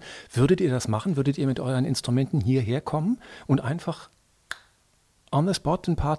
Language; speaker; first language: German; native; German